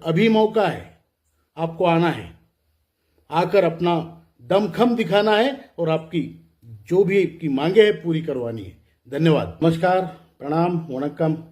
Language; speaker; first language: Hindi; non-native, local second language; Marathi